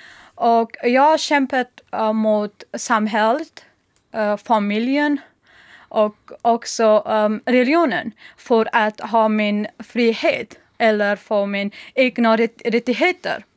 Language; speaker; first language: Swedish; non-native, learner; Persian